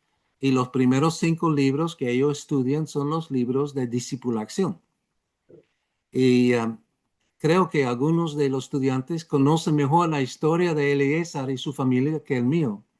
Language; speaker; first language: Spanish; non-native, fluent; English